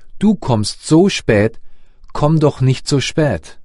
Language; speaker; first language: German; native; German